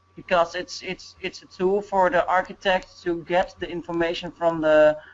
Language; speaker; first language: English; non-native, fluent; Dutch